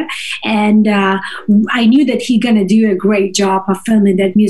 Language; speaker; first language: English; non-native, fluent; Russian